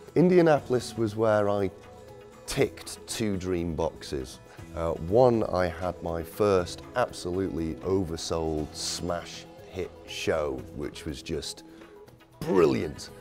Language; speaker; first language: English; native; English